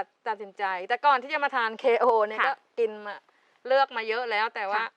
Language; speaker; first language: Thai; native; Thai